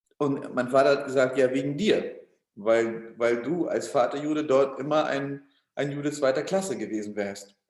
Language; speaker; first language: German; early bilingual, other home language; Russian